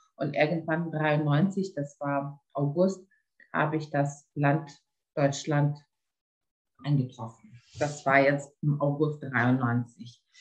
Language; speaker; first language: German; non-native, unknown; Lithuanian